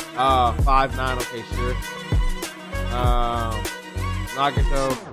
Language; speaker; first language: English; native; English